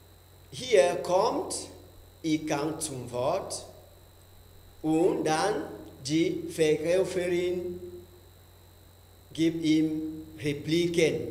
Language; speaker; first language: German; non-native, fluent; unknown